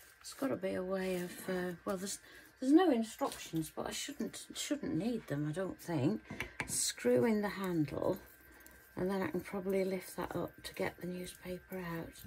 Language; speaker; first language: English; native; English